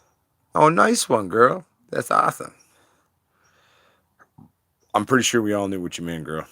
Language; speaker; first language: English; native; English